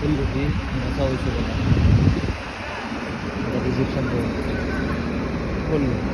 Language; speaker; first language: Arabic; non-native, learner; Bangla